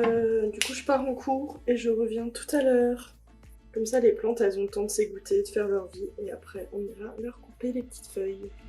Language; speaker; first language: French; native; French